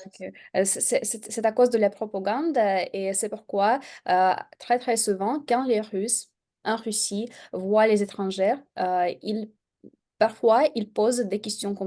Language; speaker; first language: French; non-native, fluent; Russian